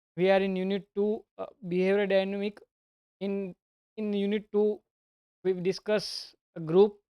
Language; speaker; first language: English; non-native, local second language; Gujarati